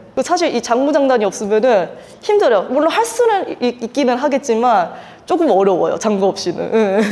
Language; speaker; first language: Korean; early bilingual, heritage; Korean